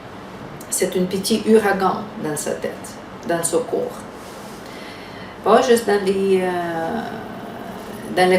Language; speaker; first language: French; non-native, fluent; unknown